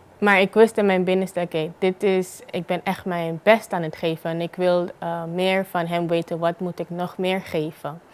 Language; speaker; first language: Dutch; non-native, local second language; Papiamento